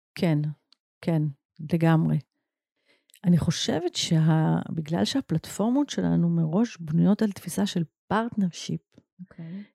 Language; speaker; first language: Hebrew; native; Hebrew